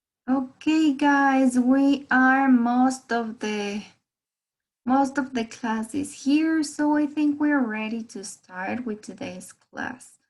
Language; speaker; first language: English; non-native, fluent; Spanish